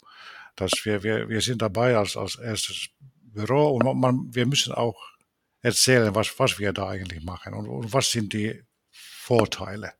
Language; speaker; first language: German; non-native, fluent; Finnish